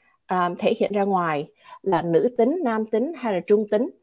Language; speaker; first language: Vietnamese; early bilingual, heritage; Vietnamese